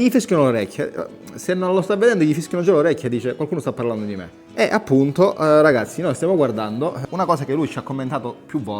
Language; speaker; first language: Italian; native; Italian